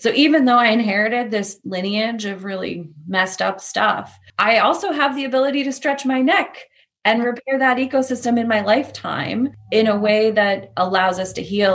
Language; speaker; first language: English; native; English